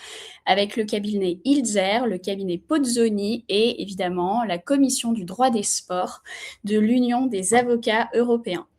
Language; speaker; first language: French; native; French